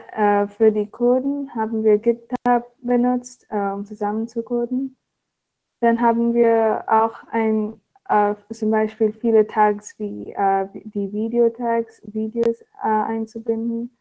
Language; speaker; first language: German; non-native, learner; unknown